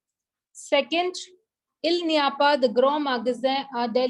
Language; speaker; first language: French; non-native, fluent; Hindi